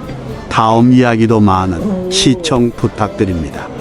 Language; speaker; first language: Korean; native; Korean